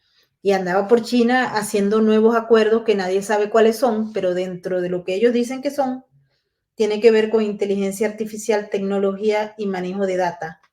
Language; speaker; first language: Spanish; native; Spanish